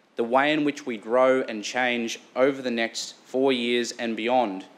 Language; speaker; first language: English; native; English